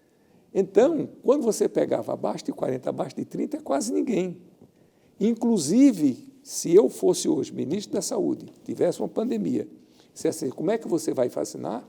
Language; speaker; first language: Portuguese; native; Portuguese